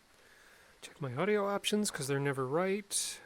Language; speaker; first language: English; native; English